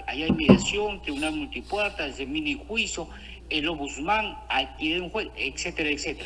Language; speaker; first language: Spanish; native; Spanish